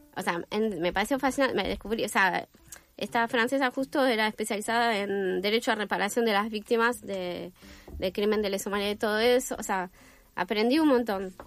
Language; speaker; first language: Spanish; non-native, fluent; French